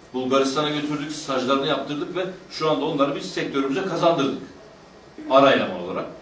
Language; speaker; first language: Turkish; native; Turkish